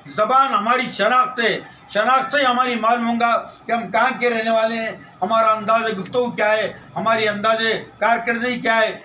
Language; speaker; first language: Urdu; native; Urdu